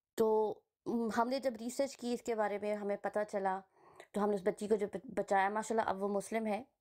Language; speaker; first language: Hindi; early bilingual, heritage; Hindi